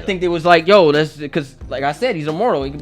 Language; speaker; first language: English; native; English